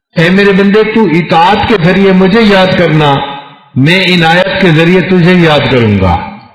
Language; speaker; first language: Urdu; non-native, local second language; Punjabi